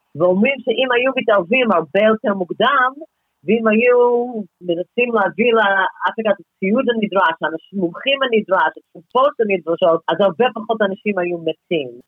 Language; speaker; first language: Hebrew; non-native, fluent; English